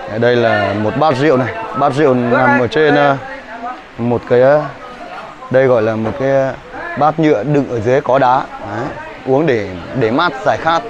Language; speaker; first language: Vietnamese; non-native, local second language; Hmong